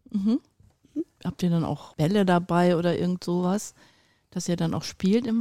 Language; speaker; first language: German; native; German